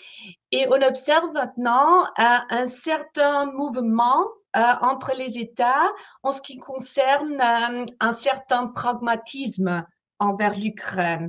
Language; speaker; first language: French; non-native, fluent; German